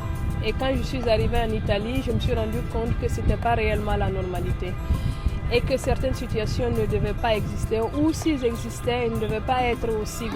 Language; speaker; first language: French; non-native, local second language; Mossi